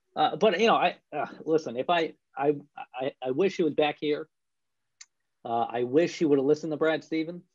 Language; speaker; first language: English; native; English